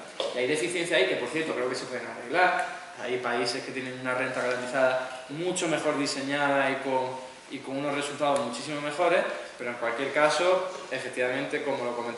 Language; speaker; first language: Spanish; native; Spanish